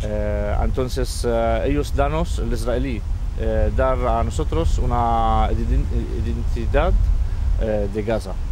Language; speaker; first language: Spanish; non-native, fluent; Arabic